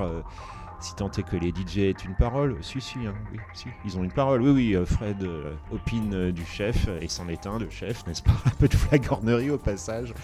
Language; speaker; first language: French; native; French